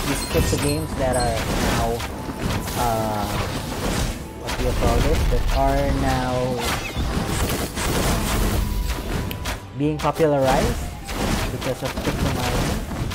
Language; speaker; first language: English; non-native, local second language; Filipino